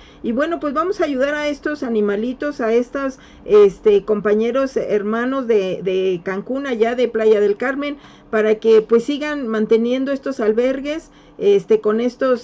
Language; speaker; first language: Spanish; native; Spanish